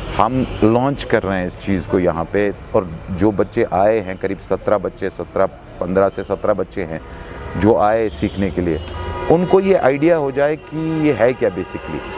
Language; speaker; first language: Hindi; non-native, local second language; Kashmiri